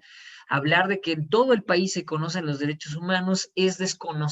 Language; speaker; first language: Spanish; native; Spanish